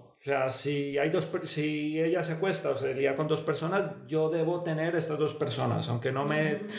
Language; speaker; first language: Spanish; native; Spanish